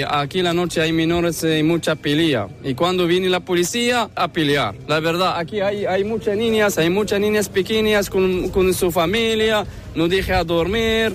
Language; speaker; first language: Spanish; non-native, learner; Arabic